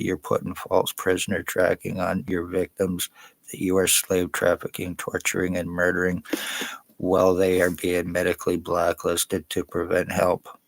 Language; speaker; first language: English; native; English